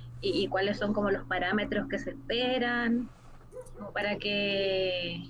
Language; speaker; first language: Spanish; native; Spanish